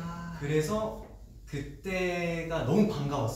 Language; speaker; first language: Korean; native; Korean